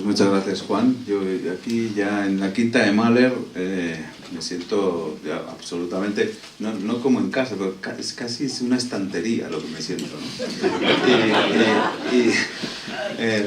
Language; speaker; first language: Spanish; native; Spanish